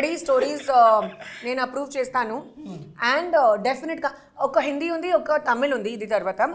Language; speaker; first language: Telugu; non-native, learner; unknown